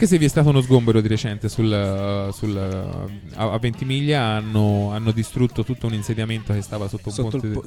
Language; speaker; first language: Italian; native; Italian